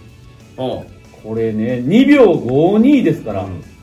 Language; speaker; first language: Japanese; native; Japanese